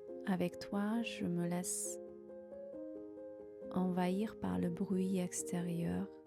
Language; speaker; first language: French; non-native, fluent; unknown